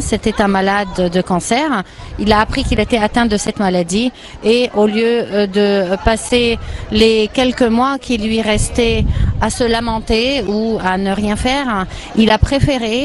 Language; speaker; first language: French; non-native, fluent; Arabic